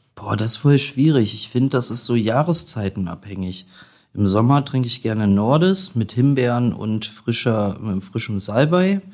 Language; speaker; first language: German; native; German